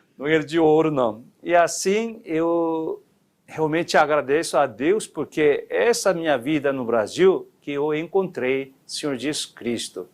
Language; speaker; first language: Portuguese; non-native, fluent; Korean